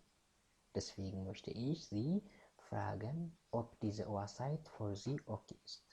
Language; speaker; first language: German; non-native, fluent; Tigrinya